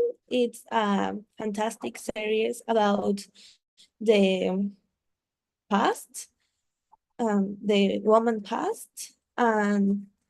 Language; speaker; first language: English; non-native, learner; Spanish